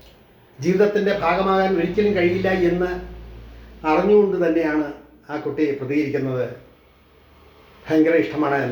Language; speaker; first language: Malayalam; native; Malayalam